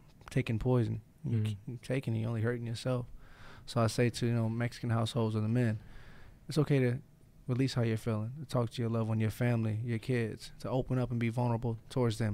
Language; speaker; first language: English; native; English